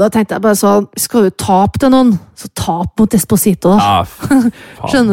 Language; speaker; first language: Norwegian; native; Norwegian